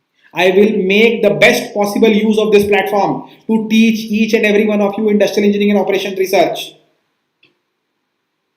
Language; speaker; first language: English; non-native, local second language; Hindi